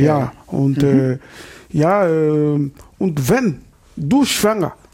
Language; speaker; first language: German; non-native, learner; Lingala